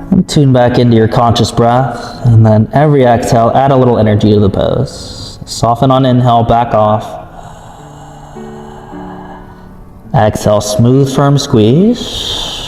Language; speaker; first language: English; native; English